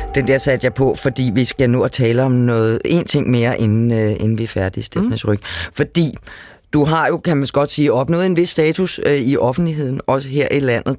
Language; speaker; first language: Danish; native; Danish